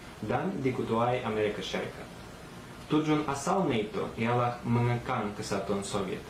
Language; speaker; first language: Malay; non-native, fluent; Russian